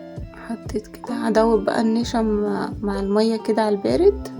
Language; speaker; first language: Arabic; native; Arabic